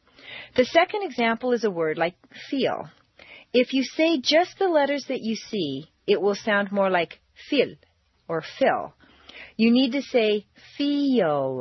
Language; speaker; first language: English; native; English